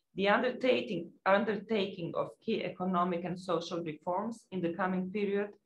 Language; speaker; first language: English; non-native, fluent; Croatian